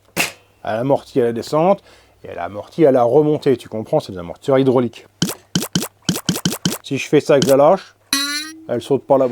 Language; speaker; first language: French; native; French